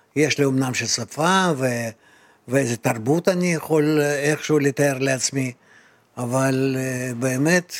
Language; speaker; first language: Hebrew; non-native, fluent; Russian